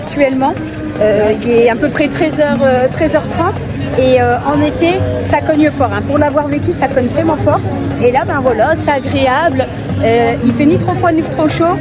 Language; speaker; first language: French; native; French